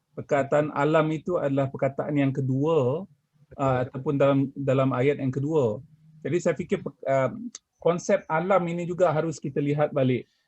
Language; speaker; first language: Malay; native; Malay